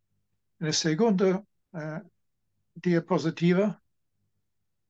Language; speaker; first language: Spanish; non-native, fluent; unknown